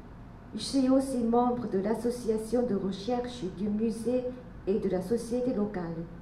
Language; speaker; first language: French; non-native, fluent; Japanese